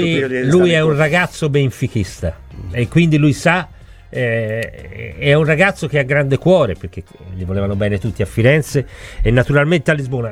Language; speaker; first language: Italian; native; Italian